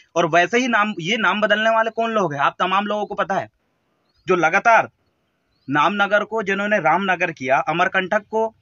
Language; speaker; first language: Hindi; native; Hindi